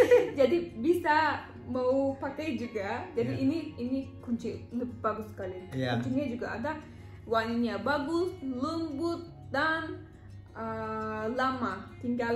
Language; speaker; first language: Indonesian; non-native, learner; Turkish